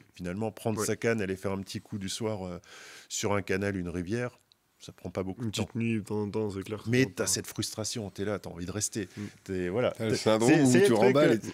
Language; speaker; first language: French; native; French